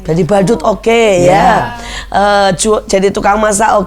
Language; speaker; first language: Indonesian; native; Indonesian